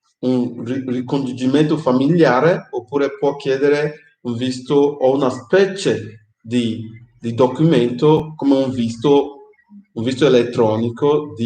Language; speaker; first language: Italian; non-native, fluent; English